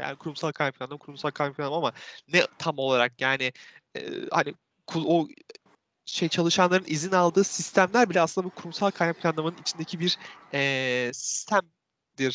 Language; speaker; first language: Turkish; native; Turkish